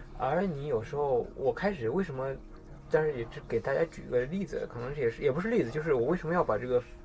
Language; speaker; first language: Chinese; native; Chinese